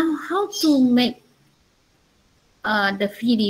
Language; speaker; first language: English; non-native, learner; Indonesian